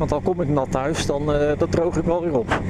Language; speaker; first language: Dutch; native; Dutch